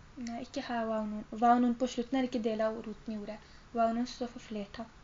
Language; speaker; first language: Norwegian; early bilingual, other home language; Urdu